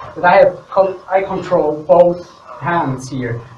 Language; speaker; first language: English; non-native, fluent; Swiss German